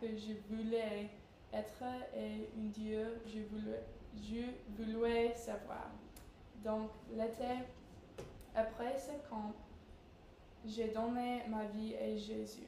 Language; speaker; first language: French; non-native, learner; English